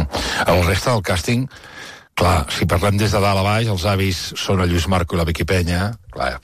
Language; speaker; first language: Catalan; native; Catalan